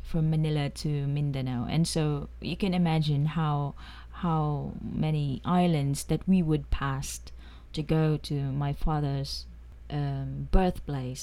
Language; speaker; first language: English; non-native, local second language; Filipino